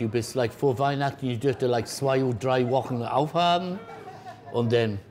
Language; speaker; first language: German; non-native, learner; English